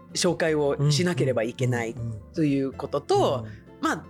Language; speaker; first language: Japanese; non-native, fluent; Swedish